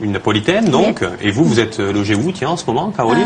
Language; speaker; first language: French; native; French